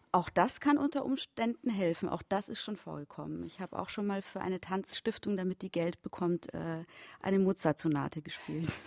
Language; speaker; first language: German; native; German